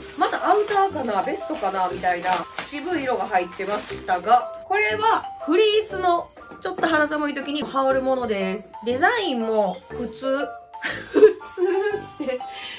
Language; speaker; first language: Japanese; native; Japanese